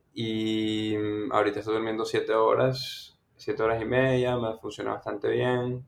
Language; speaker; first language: Spanish; native; Spanish